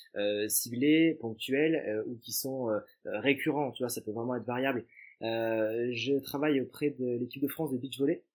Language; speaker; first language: French; native; French